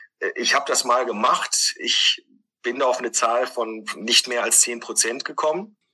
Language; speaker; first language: German; early bilingual, other home language; Greek